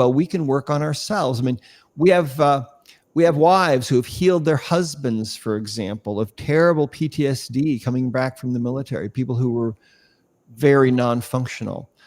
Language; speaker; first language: English; native; English